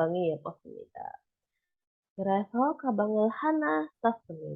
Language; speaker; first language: Korean; non-native, fluent; Indonesian